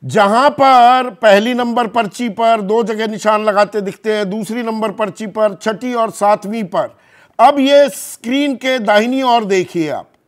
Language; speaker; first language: Hindi; native; Hindi